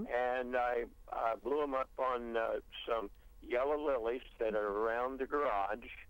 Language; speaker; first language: English; native; English